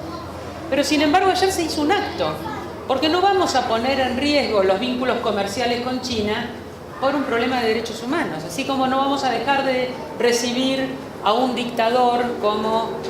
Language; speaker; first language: Spanish; native; Spanish